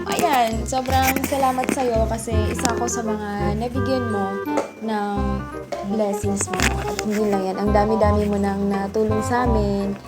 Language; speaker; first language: Filipino; non-native, local second language; Cebuano